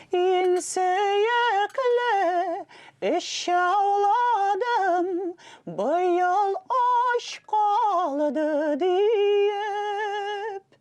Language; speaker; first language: Tatar; non-native, local second language; Russian